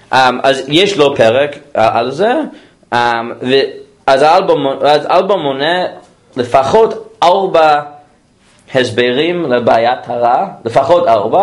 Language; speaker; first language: Hebrew; non-native, fluent; English